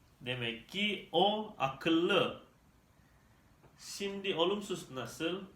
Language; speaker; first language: Turkish; non-native, learner; Indonesian